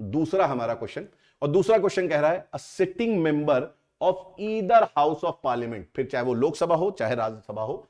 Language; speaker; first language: Hindi; native; Hindi